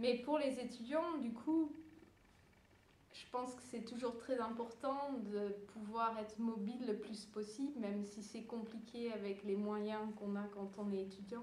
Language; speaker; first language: French; early bilingual, other home language; Dutch